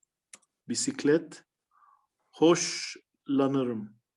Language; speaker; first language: Turkish; non-native, learner; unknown